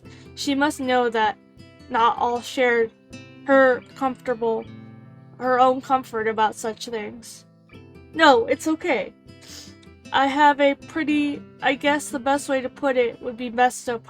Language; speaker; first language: English; native; English